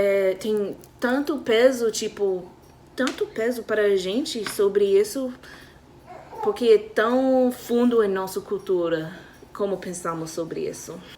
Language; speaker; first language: Portuguese; non-native, fluent; English